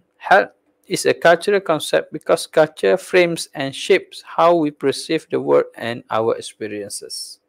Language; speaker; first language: English; non-native, local second language; Malay